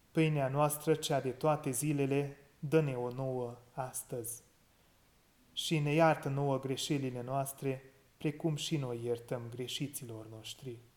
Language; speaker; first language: Romanian; non-native, local second language; Hungarian